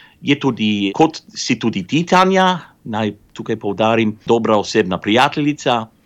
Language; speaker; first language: Slovenian; early bilingual, heritage; Slovenian